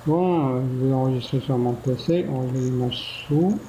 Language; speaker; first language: French; non-native, local second language; Arabic